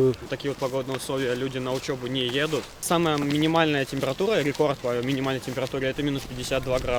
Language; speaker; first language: Russian; native; Russian